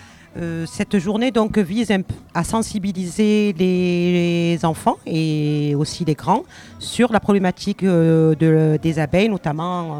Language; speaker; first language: French; native; French